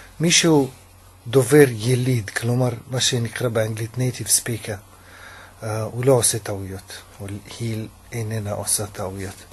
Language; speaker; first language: Hebrew; non-native, fluent; Russian